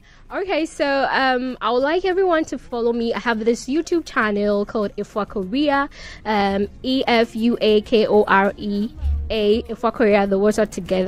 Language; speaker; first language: English; non-native, local second language; Akan